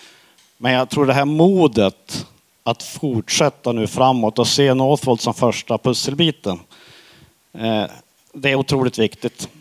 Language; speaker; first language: Swedish; native; Swedish